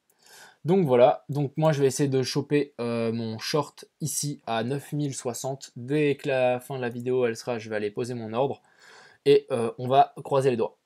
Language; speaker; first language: French; native; French